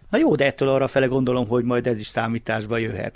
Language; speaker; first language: Hungarian; native; Hungarian